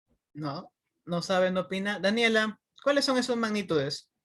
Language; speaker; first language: Spanish; native; Spanish